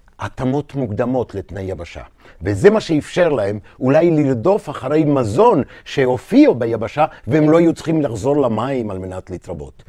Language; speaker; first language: Hebrew; native; Hebrew